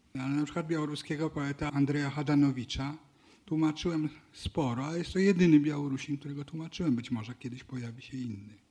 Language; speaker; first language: Polish; native; Polish